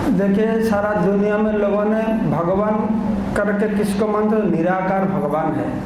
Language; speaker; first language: Hindi; non-native, local second language; Odia